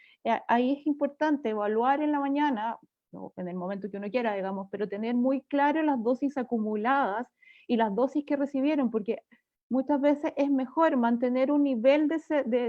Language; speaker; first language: Spanish; native; Spanish